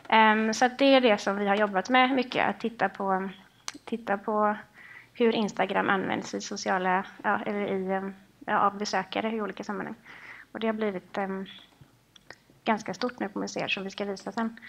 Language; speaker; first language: Swedish; native; Swedish